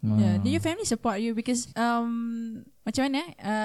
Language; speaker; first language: English; non-native, local second language; Malay